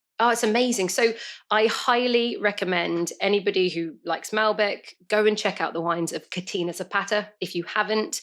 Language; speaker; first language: English; native; English